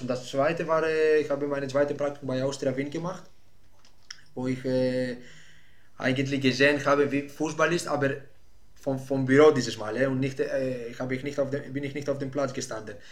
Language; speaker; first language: German; non-native, fluent; Greek